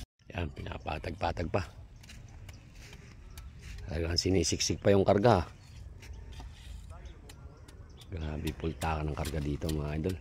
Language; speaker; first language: Filipino; native; Filipino